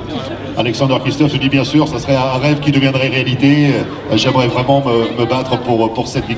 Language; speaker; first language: French; native; French